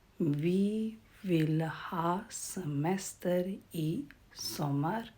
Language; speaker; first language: Swedish; non-native, fluent; Urdu